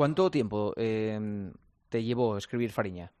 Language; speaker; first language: Spanish; native; Spanish